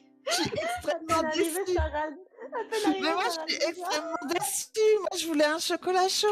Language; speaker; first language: French; native; French